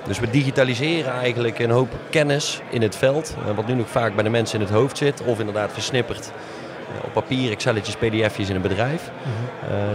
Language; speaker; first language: Dutch; native; Dutch